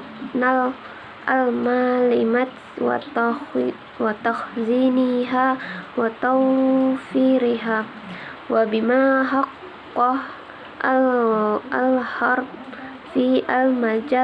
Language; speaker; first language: Arabic; non-native, learner; Indonesian